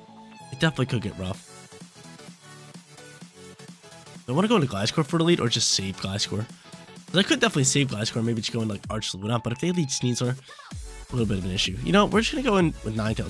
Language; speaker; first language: English; native; English